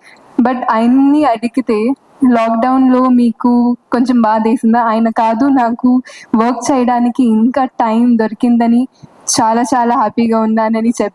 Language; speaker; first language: Telugu; non-native, fluent; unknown